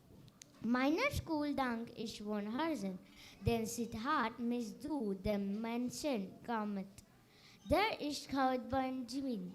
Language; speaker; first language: German; non-native, learner; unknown